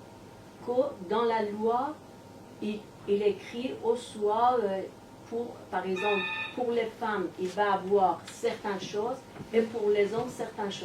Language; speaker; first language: French; non-native, learner; Persian